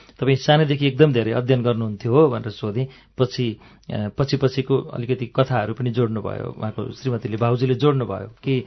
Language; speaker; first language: Nepali; native; Nepali